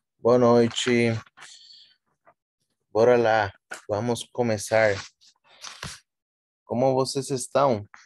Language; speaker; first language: Portuguese; non-native, fluent; Spanish